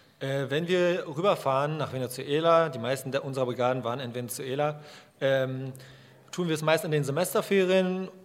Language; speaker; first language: German; native; German